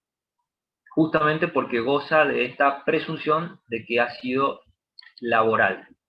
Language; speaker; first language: Spanish; native; Spanish